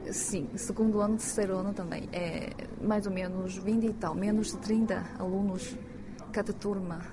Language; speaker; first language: Portuguese; non-native, fluent; Chinese